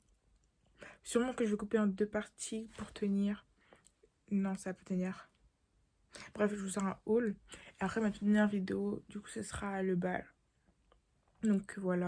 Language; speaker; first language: French; native; French